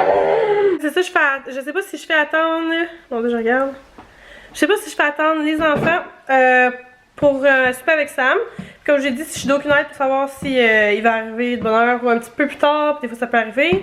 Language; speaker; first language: French; native; French